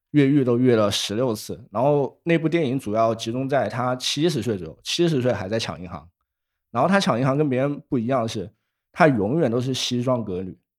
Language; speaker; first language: Chinese; native; Chinese